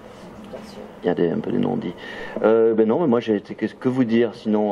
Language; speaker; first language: French; native; French